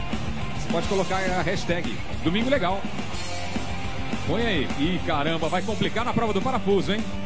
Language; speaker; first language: Portuguese; native; Portuguese